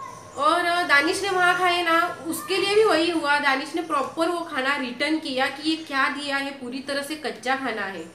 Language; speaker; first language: Hindi; native; Hindi